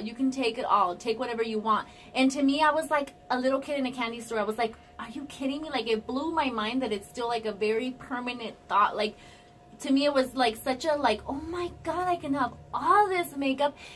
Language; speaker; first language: English; early bilingual, other home language; Spanish